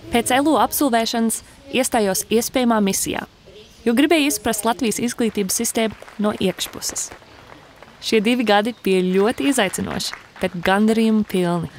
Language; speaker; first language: Latvian; early bilingual, heritage; Latvian